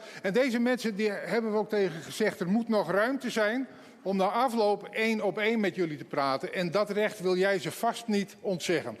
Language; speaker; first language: Dutch; non-native, local second language; Western Frisian